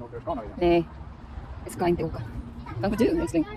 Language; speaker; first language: Swedish; non-native, learner; Filipino